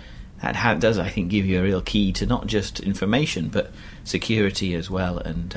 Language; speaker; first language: English; native; English